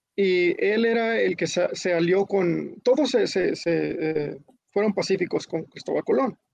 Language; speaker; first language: Spanish; early bilingual, heritage; Spanish